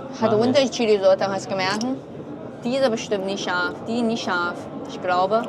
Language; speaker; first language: German; non-native, learner; Chinese